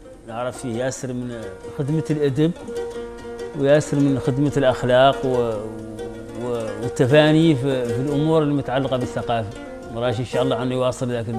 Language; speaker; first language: Arabic; native; Arabic